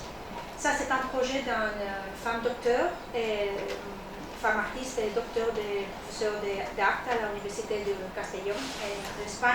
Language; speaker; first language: French; non-native, learner; Spanish